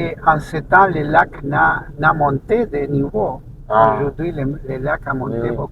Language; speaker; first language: French; non-native, fluent; Spanish